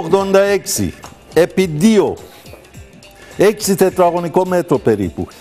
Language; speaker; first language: Greek; non-native, fluent; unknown